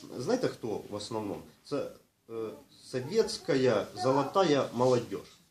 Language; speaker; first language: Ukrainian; non-native, local second language; Russian